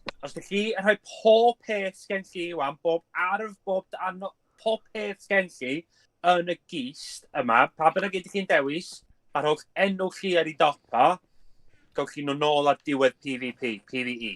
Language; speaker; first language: Welsh; native; Welsh